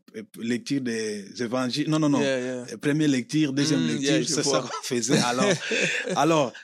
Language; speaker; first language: French; non-native, local second language; Lingala